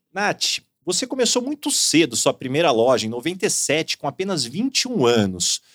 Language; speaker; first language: Portuguese; native; Portuguese